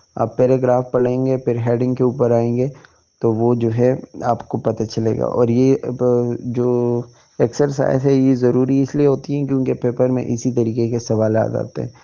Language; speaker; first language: Urdu; native; Urdu